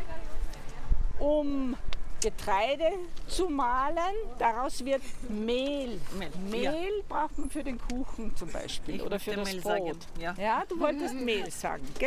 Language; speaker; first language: German; native; German